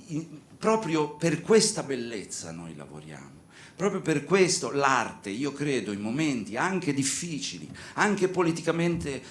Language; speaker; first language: Italian; native; Italian